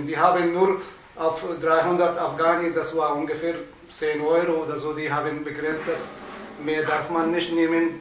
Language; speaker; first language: German; non-native, learner; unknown